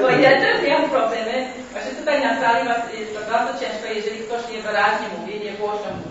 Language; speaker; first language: Polish; non-native, learner; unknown